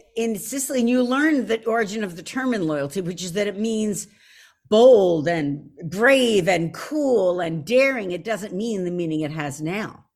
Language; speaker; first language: English; native; English